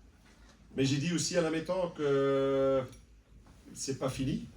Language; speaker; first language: French; non-native, local second language; Dutch